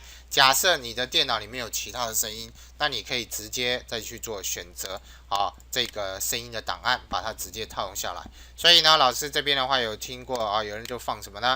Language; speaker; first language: Chinese; native; Chinese